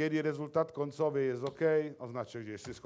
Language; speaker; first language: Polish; non-native, learner; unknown